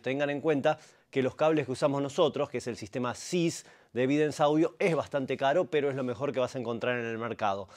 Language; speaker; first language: Spanish; native; Spanish